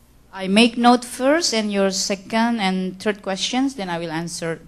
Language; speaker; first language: English; non-native, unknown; Indonesian